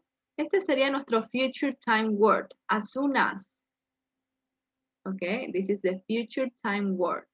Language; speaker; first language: English; non-native, fluent; Spanish